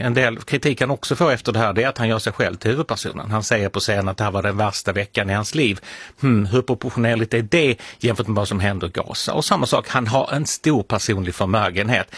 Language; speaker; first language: Swedish; native; Swedish